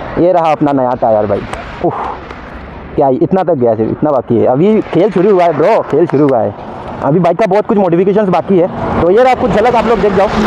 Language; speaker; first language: Hindi; non-native, local second language; Bangla